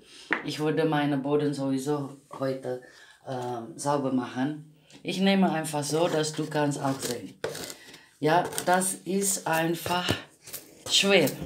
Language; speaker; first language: German; non-native, learner; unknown